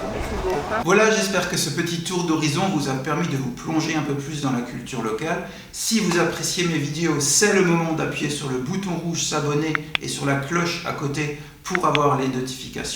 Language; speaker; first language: French; native; French